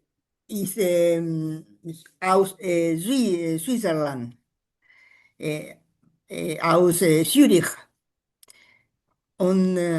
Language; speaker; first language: German; non-native, learner; Spanish